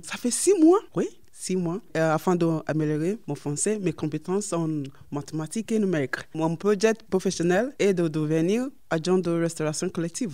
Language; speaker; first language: French; non-native, learner; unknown